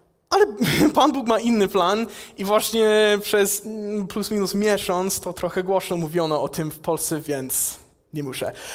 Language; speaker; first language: Polish; non-native, fluent; English